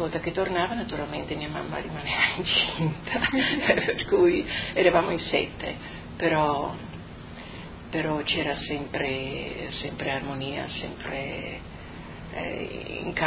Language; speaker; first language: Italian; native; Italian